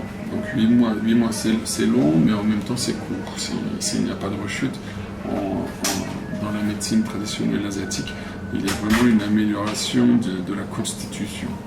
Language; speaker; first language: French; non-native, fluent; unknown